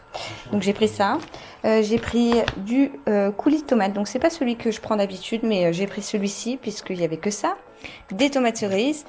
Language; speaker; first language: French; native; French